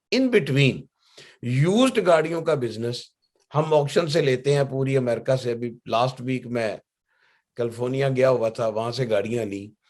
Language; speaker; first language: Urdu; native; Urdu